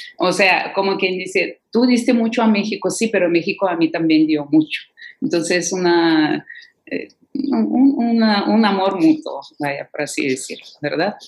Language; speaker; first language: Spanish; non-native, fluent; Russian